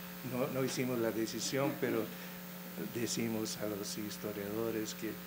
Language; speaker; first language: Spanish; non-native, fluent; English